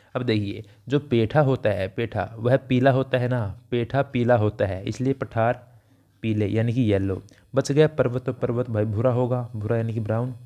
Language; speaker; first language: Hindi; native; Hindi